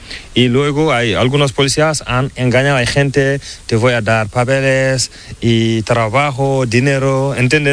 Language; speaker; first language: Spanish; non-native, learner; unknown